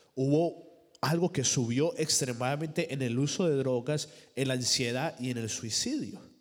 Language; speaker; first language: Spanish; native; Spanish